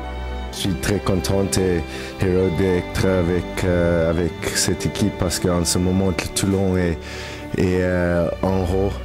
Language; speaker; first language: French; non-native, learner; English